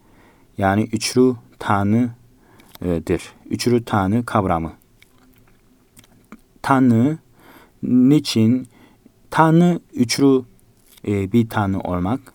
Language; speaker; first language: Turkish; non-native, fluent; Korean